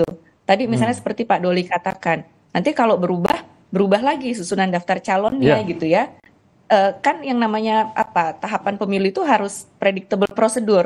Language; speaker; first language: Indonesian; native; Indonesian